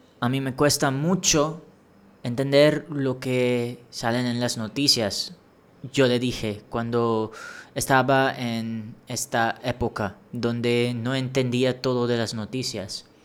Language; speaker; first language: Spanish; non-native, fluent; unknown